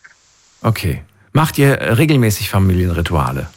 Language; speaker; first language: German; native; German